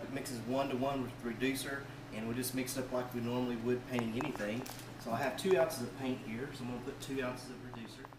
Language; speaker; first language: English; native; English